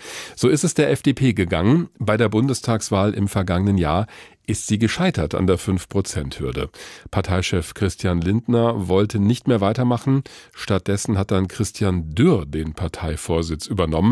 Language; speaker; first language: German; native; German